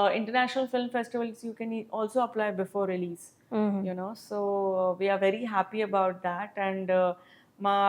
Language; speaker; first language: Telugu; non-native, learner; Hindi